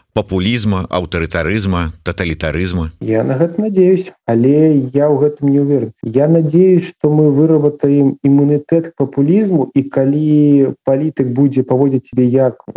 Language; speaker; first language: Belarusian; non-native, local second language; Russian